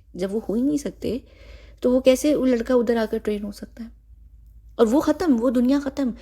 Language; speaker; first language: Hindi; native; Hindi